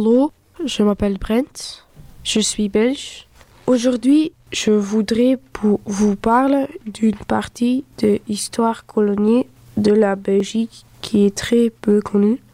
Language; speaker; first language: French; non-native, local second language; Dutch